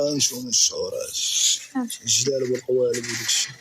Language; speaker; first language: Arabic; native; Arabic